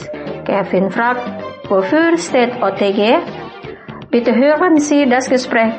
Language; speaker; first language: German; non-native, fluent; Indonesian